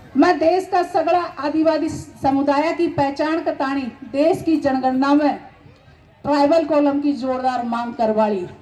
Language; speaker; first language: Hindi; non-native, local second language; Rajasthani